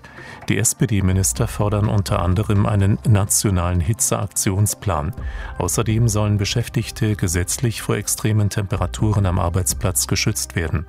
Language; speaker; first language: German; native; German